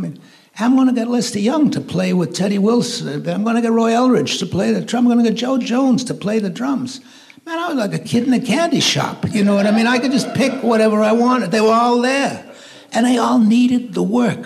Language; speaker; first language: English; native; English